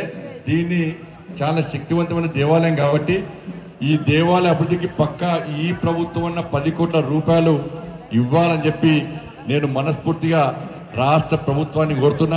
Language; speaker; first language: Telugu; native; Telugu